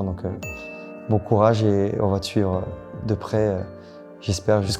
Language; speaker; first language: French; native; French